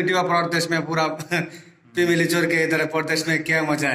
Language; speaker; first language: Hindi; non-native, learner; Bangla